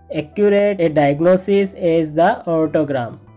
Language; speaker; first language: English; non-native, local second language; Hindi